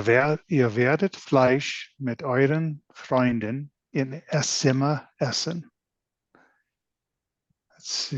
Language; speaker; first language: German; non-native, learner; English